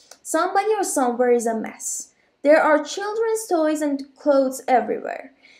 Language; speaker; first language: English; non-native, fluent; Persian